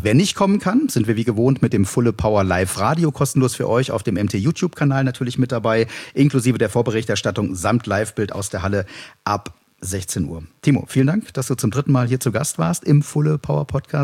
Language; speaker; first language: German; native; German